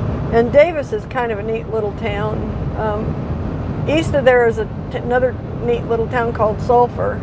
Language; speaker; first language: English; native; English